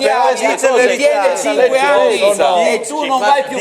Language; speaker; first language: Italian; native; Italian